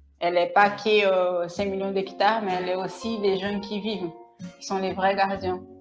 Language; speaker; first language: French; non-native, fluent; Portuguese